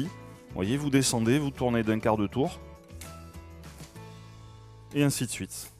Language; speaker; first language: French; native; French